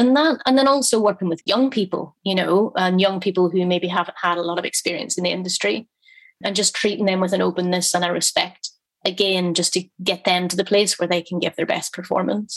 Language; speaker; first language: English; native; English